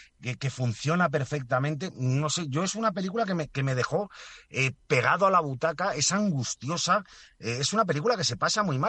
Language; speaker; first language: Spanish; native; Spanish